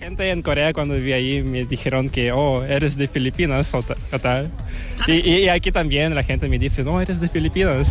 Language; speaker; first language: Spanish; non-native, fluent; Korean